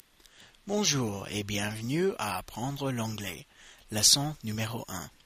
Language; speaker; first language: French; non-native, fluent; English